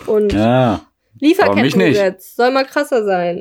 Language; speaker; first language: German; native; German